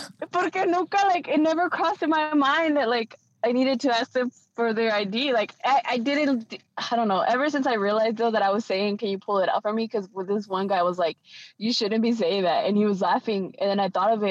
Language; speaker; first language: English; early bilingual, other home language; Spanish